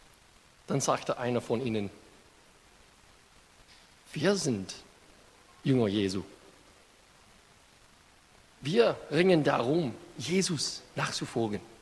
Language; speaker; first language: German; non-native, fluent; English